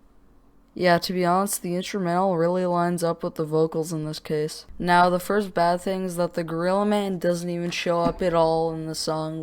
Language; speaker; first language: English; native; English